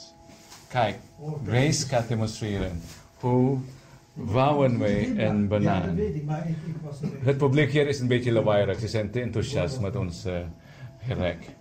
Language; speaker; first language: Dutch; non-native, learner; Filipino